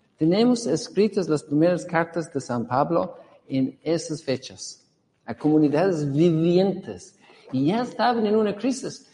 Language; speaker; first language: Spanish; non-native, fluent; English